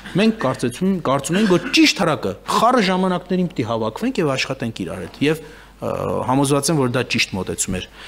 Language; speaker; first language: Armenian; early bilingual, heritage; Armenian